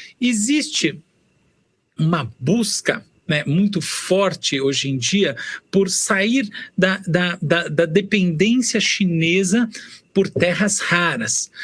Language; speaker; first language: Portuguese; native; Portuguese